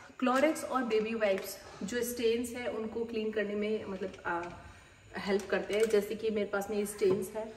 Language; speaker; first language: Hindi; native; Hindi